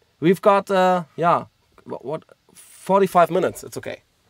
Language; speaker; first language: English; non-native, fluent; German